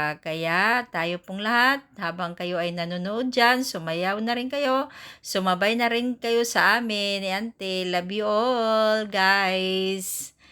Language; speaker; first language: Filipino; non-native, local second language; Waray